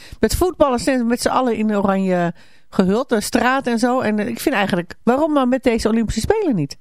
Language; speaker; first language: Dutch; native; Dutch